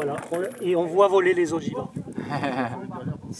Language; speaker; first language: French; native; French